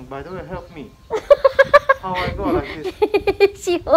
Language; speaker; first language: English; non-native, learner; Indonesian